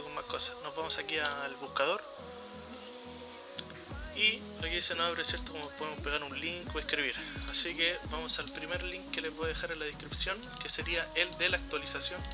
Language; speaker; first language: Spanish; native; Spanish